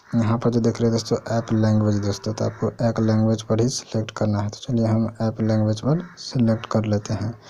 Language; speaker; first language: Hindi; native; Hindi